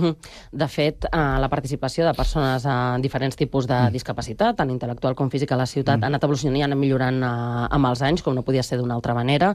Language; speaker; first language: Catalan; native; Catalan